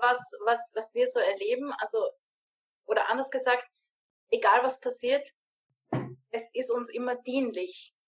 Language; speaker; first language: German; native; German